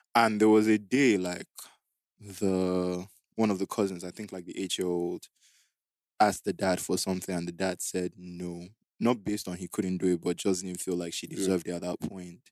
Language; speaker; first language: English; non-native, local second language; Igbo